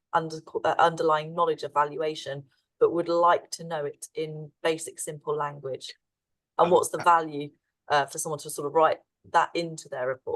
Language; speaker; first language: English; native; English